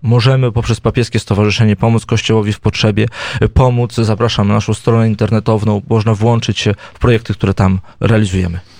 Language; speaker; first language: Polish; native; Polish